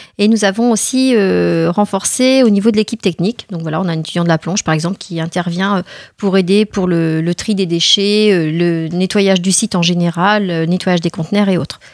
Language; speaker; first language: French; native; French